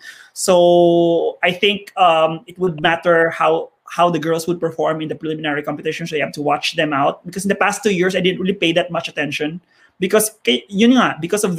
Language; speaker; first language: English; non-native, local second language; Hiligaynon